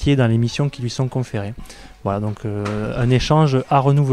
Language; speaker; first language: French; native; French